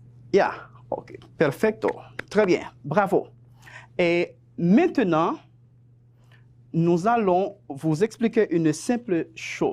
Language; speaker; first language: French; non-native, fluent; Spanish